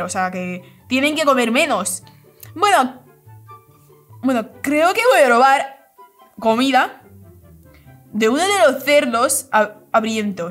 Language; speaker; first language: Spanish; non-native, fluent; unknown